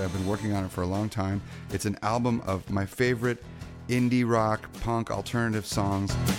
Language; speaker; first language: English; native; English